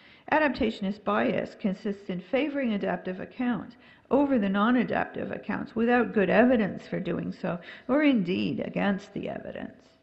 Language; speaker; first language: English; native; English